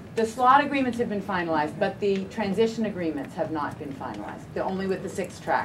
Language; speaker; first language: English; native; English